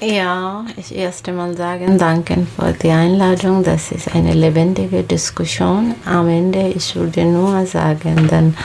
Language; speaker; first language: German; non-native, learner; Bangla